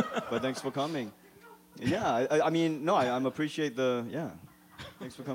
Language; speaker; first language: English; non-native, local second language; Chinese